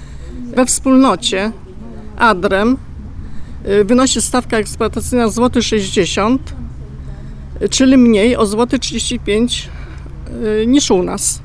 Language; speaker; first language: Polish; native; Polish